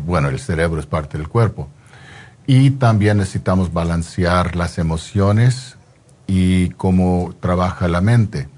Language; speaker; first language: Spanish; non-native, fluent; English